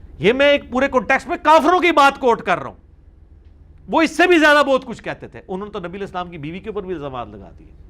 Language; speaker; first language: Urdu; non-native, local second language; Punjabi